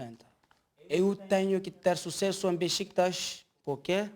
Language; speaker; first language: Portuguese; non-native, learner; Turkish